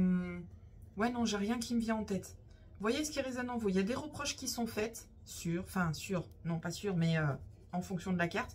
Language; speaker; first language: French; native; French